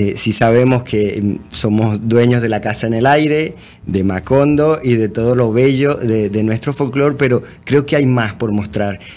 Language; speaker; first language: Spanish; native; Spanish